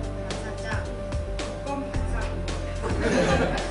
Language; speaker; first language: Korean; native; Korean